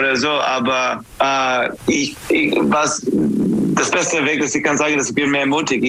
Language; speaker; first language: German; non-native, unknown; English